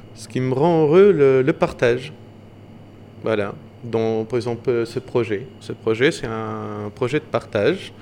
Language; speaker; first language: French; non-native, fluent; Portuguese